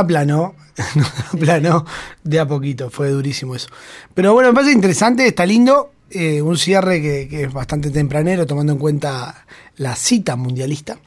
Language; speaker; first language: Spanish; native; Spanish